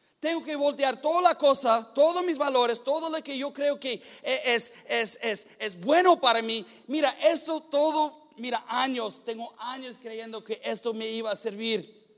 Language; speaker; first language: Spanish; non-native, fluent; English